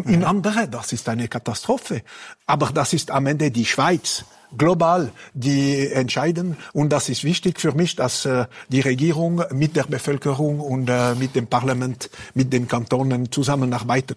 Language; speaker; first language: German; non-native, local second language; French